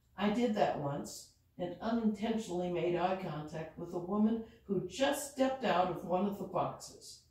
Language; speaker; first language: English; native; English